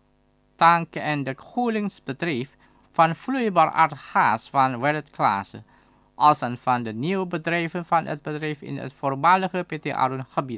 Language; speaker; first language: Dutch; non-native, learner; Indonesian